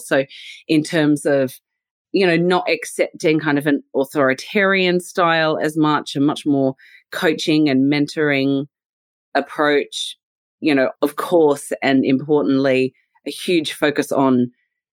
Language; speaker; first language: English; native; English